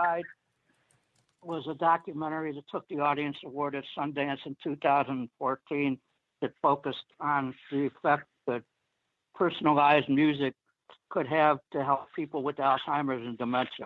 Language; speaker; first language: English; native; English